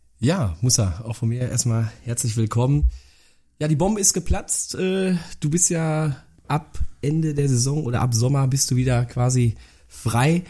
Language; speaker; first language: German; native; German